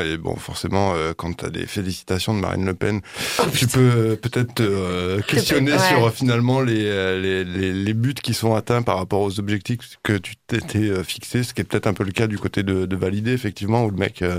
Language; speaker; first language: French; native; French